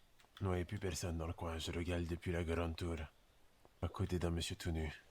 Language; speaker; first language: French; native; French